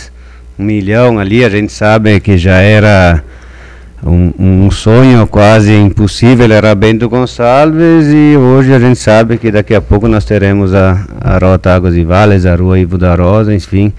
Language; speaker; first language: Portuguese; native; Portuguese